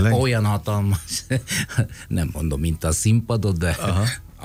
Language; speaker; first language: Hungarian; non-native, fluent; Italian